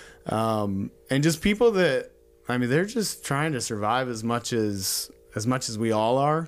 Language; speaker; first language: English; native; English